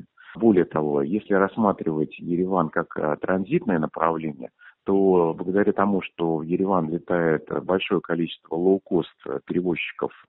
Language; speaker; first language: Russian; native; Russian